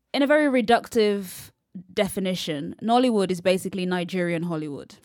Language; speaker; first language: English; native; English